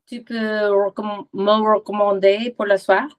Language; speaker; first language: French; non-native, learner; English